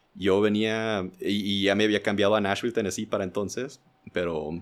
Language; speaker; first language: Spanish; early bilingual, heritage; Spanish